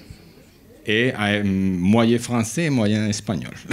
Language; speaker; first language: French; non-native, learner; Spanish